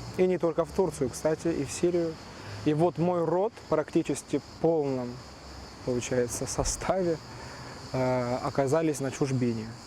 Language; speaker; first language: Russian; early bilingual, other home language; Turkish